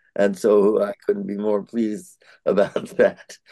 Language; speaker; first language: English; early bilingual, other home language; Yiddish